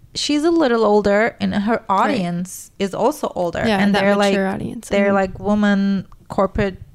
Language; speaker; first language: English; non-native, fluent; Turkish